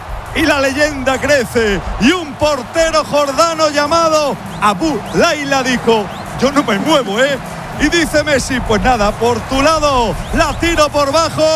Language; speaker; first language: Spanish; native; Spanish